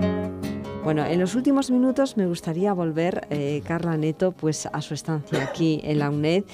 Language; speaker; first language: Spanish; native; Spanish